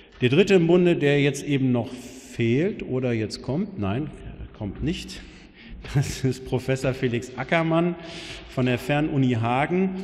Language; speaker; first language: German; native; German